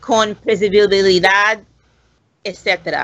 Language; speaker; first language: Spanish; non-native, learner; English